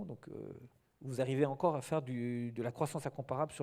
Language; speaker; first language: French; native; French